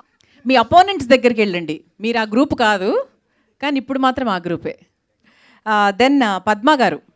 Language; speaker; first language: Telugu; native; Telugu